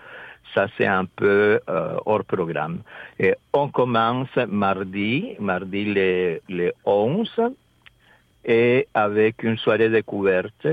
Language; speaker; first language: French; non-native, fluent; Spanish